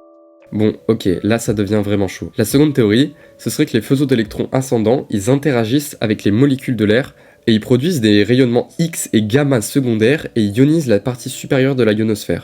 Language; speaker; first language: French; native; French